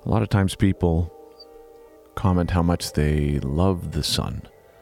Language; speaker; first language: English; native; English